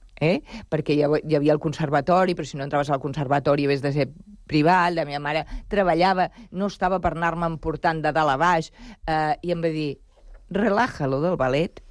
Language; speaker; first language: Catalan; early bilingual, other home language; Spanish